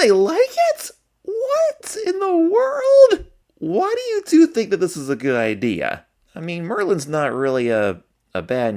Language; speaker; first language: English; native; English